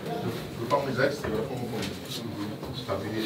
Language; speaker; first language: German; non-native, learner; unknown